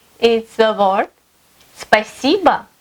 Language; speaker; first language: English; non-native, fluent; Russian